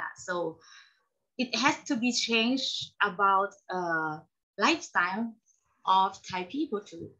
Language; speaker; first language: English; non-native, learner; Thai